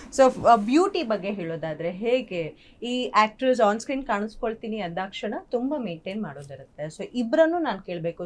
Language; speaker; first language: Kannada; native; Kannada